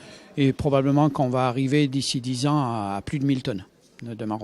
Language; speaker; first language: French; native; French